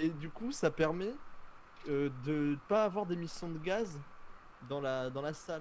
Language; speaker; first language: French; native; French